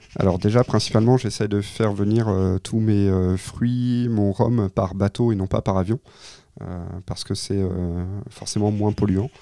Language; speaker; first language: French; native; French